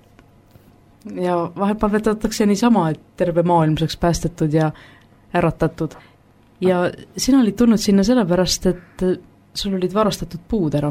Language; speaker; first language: Estonian; native; Estonian